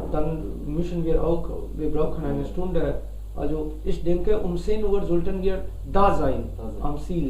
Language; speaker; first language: German; non-native, fluent; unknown